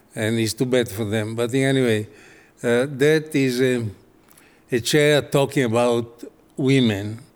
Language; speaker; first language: English; non-native, fluent; Italian